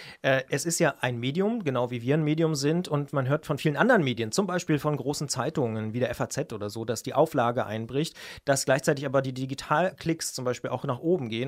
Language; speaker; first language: German; native; German